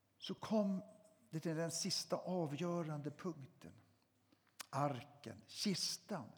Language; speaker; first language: Swedish; native; Swedish